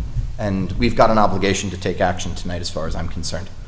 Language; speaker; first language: English; native; English